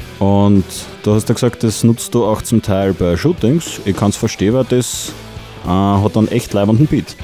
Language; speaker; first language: German; native; German